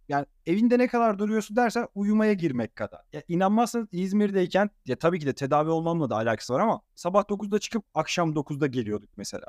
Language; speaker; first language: Turkish; native; Turkish